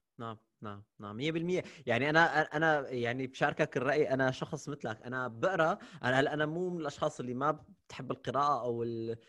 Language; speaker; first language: Arabic; native; Arabic